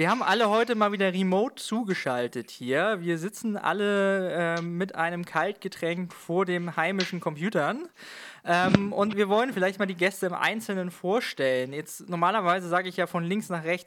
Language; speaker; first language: German; native; German